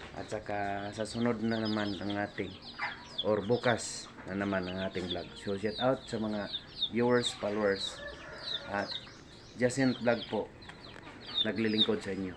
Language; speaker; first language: Filipino; non-native, local second language; Cebuano